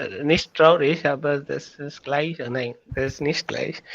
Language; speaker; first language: German; non-native, learner; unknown